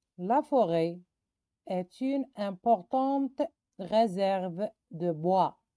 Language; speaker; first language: French; non-native, local second language; Arabic